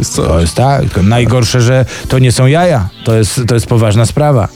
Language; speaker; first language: Polish; native; Polish